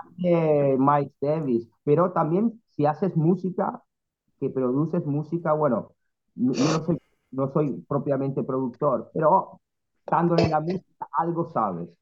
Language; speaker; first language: Spanish; non-native, fluent; Italian